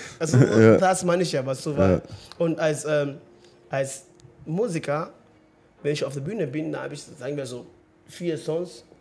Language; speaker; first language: German; non-native, fluent; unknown